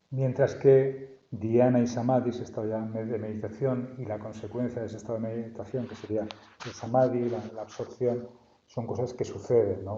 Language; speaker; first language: Spanish; native; Spanish